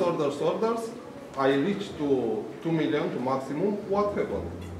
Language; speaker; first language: English; non-native, learner; Romanian